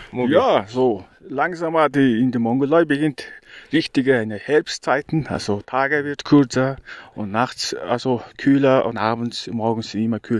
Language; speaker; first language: German; non-native, learner; Mongolian